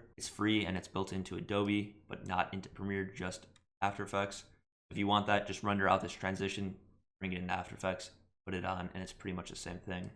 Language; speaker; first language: English; native; English